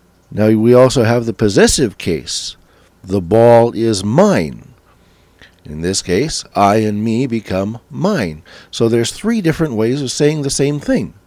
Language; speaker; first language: English; native; English